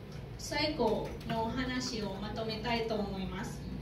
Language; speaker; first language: Japanese; non-native, learner; Thai